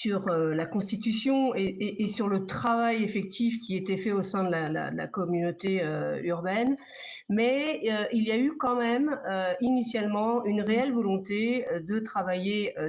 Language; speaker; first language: French; native; French